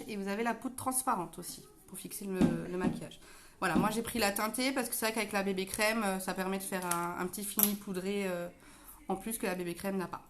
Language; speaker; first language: French; native; French